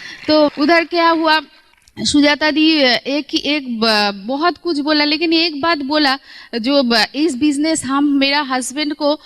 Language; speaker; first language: Hindi; non-native, local second language; Bangla